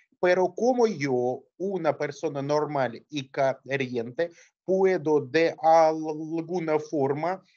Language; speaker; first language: Spanish; non-native, learner; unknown